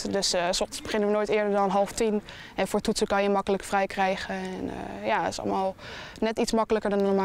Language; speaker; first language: Dutch; native; Dutch